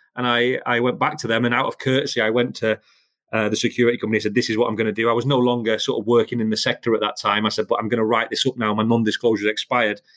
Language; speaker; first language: English; native; English